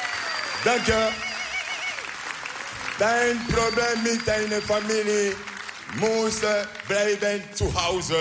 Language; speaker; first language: Dutch; non-native, learner; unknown